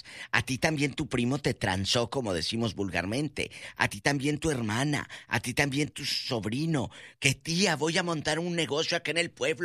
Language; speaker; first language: Spanish; native; Spanish